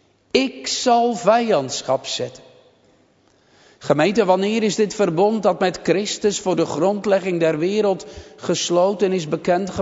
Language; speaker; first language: Dutch; native; Dutch